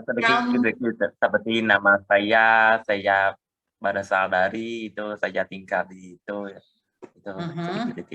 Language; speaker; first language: Indonesian; non-native, learner; Khmer